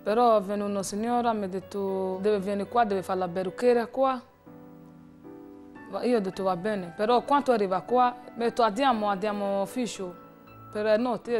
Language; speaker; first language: Italian; non-native, learner; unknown